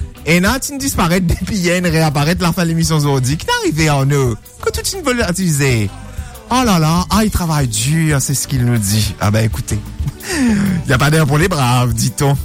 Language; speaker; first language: French; non-native, local second language; Morisyen